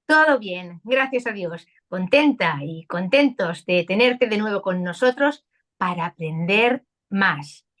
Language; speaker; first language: Spanish; native; Spanish